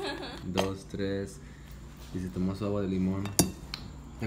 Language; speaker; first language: Spanish; native; Spanish